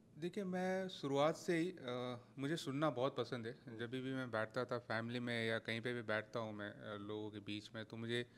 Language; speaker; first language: Hindi; native; Hindi